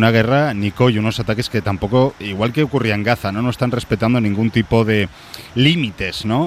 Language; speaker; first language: Spanish; native; Spanish